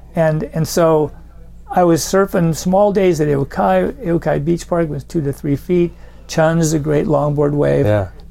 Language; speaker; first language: English; native; English